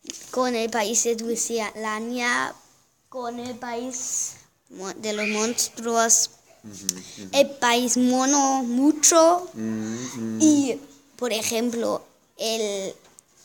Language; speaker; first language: Spanish; non-native, learner; German